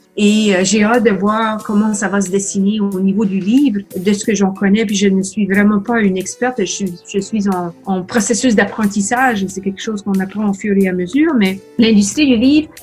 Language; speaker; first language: French; native; French